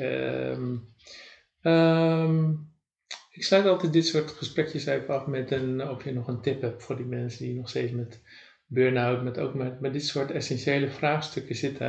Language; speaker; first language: Dutch; native; Dutch